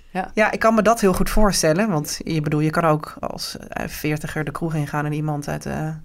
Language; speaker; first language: Dutch; native; Dutch